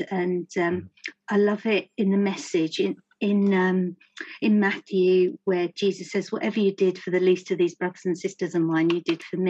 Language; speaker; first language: English; native; English